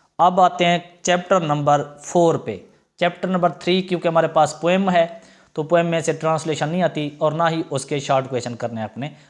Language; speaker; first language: Urdu; non-native, local second language; Punjabi